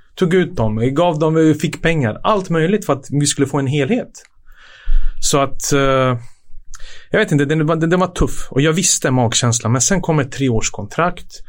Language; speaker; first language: Swedish; early bilingual, other home language; Serbian